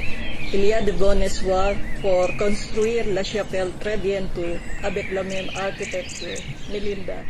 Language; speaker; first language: French; non-native, learner; Filipino